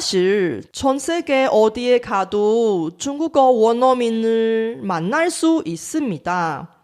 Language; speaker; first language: Korean; non-native, fluent; Chinese